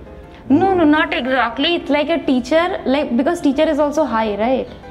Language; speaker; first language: English; non-native, local second language; Hindi